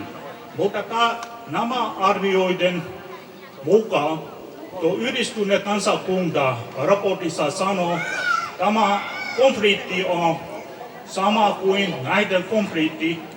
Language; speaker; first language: Finnish; non-native, fluent; Burmese